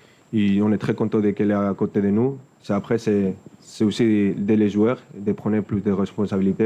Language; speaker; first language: French; non-native, fluent; Spanish